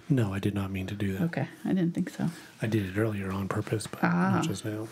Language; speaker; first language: English; native; English